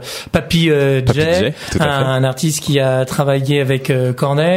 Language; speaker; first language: French; native; French